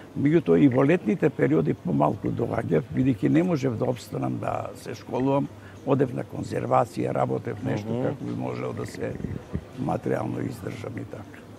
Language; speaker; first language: Macedonian; native; Macedonian